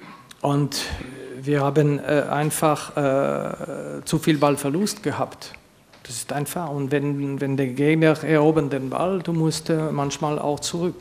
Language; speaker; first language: German; non-native, fluent; French